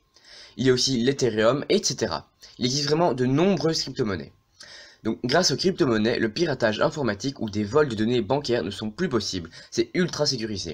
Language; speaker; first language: French; native; French